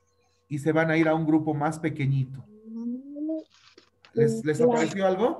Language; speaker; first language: Spanish; native; Spanish